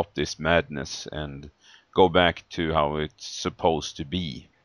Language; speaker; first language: English; non-native, fluent; Swedish